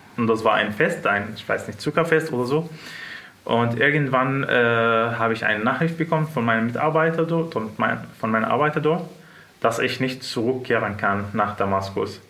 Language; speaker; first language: German; non-native, fluent; Arabic